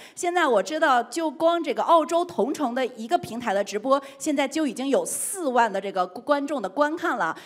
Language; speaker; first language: Chinese; native; Chinese